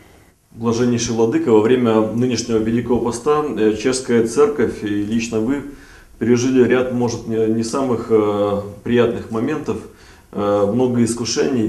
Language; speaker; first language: Russian; native; Russian